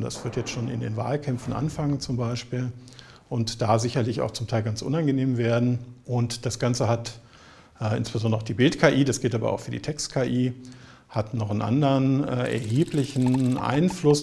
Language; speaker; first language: German; native; German